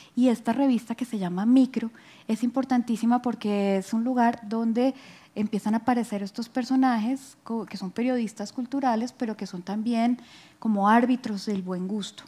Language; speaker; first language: Spanish; native; Spanish